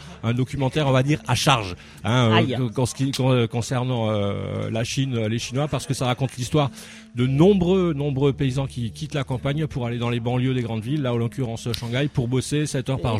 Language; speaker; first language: French; native; French